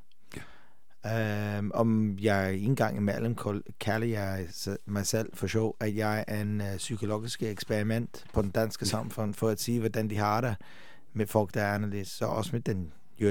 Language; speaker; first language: Danish; non-native, fluent; English